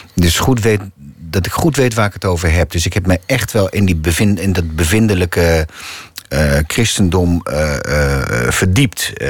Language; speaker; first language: Dutch; non-native, local second language; Low German